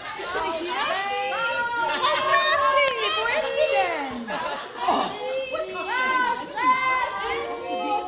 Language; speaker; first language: German; non-native, fluent; Portuguese